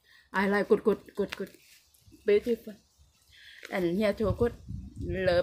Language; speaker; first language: English; non-native, learner; Thai